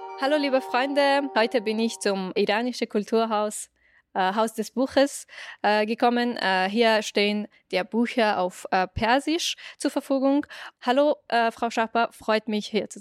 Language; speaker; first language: German; non-native, fluent; Persian